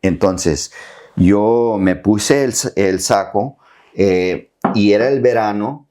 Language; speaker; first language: Spanish; early bilingual, heritage; Spanish